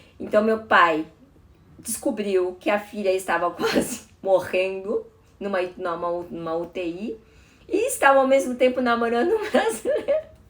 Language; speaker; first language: Portuguese; early bilingual, other home language; Chinese